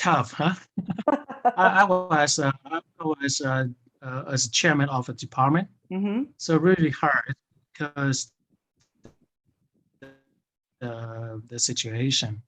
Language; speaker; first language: English; non-native, fluent; Chinese